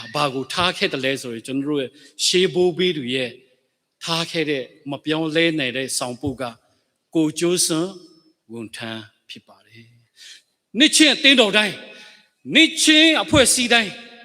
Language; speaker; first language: Burmese; non-native, local second language; S'gaw Karen